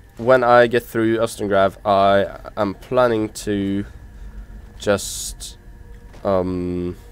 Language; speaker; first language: English; non-native, fluent; Norwegian